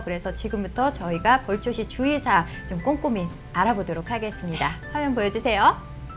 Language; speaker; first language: Korean; native; Korean